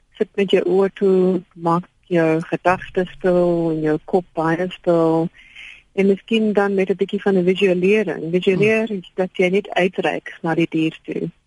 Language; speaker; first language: Afrikaans; non-native, local second language; English